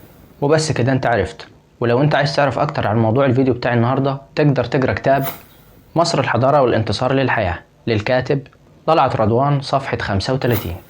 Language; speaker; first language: Arabic; native; Arabic